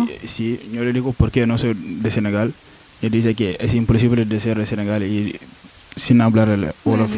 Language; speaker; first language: Spanish; non-native, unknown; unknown